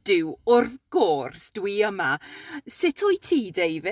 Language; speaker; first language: Welsh; non-native, learner; English